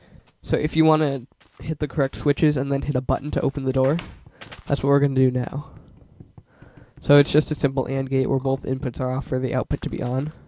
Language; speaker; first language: English; native; English